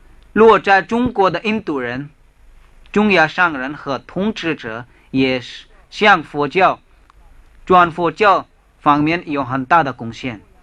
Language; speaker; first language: Chinese; non-native, fluent; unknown